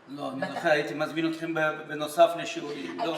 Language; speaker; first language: Hebrew; non-native, fluent; Russian